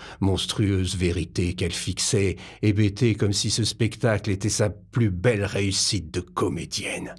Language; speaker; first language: French; native; French